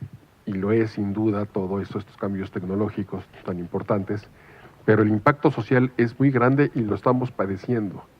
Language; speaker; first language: Spanish; native; Spanish